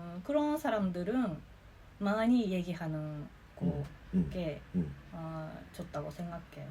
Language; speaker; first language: Korean; non-native, fluent; Japanese